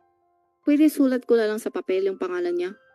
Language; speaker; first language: Filipino; non-native, learner; Chinese